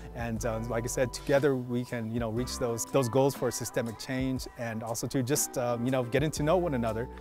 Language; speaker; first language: English; native; English